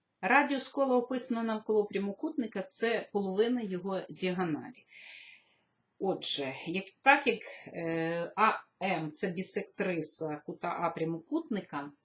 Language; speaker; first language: Ukrainian; native; Ukrainian